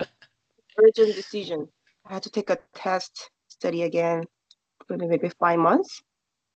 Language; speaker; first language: English; non-native, learner; Korean